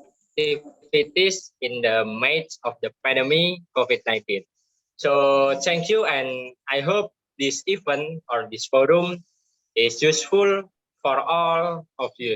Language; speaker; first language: English; non-native, learner; Indonesian